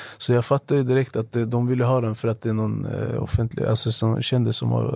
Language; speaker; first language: Swedish; non-native, fluent; Arabic